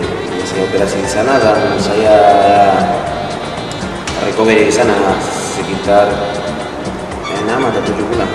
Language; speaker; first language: Indonesian; non-native, fluent; Spanish